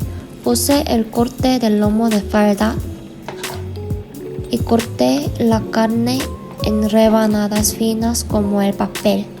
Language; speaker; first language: Spanish; non-native, fluent; Korean